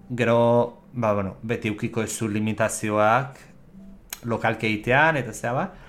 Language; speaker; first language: Basque; native; Basque